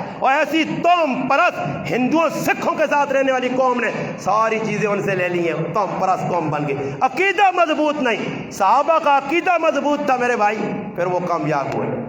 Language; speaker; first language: Urdu; non-native, local second language; Punjabi